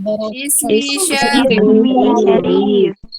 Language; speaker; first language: Arabic; non-native, learner; Indonesian